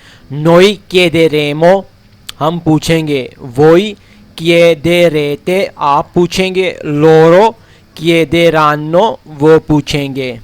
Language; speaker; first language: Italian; non-native, fluent; Urdu